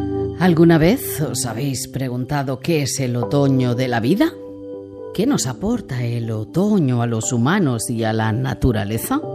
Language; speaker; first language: Spanish; native; Spanish